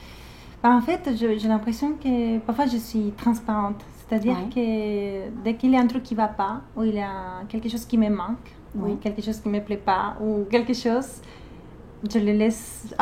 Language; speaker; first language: French; non-native, fluent; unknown